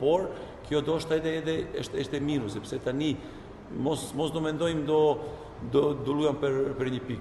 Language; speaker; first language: Albanian; non-native, learner; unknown